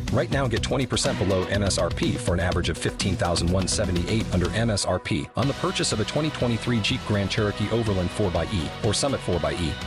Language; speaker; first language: English; early bilingual, other home language; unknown